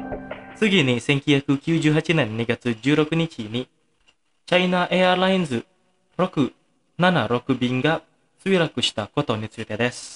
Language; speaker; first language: Japanese; non-native, fluent; Indonesian